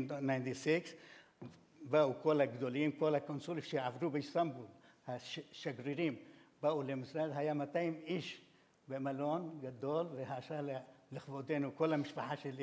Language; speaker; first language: Hebrew; non-native, fluent; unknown